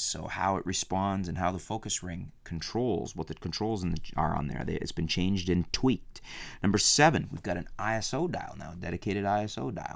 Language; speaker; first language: English; native; English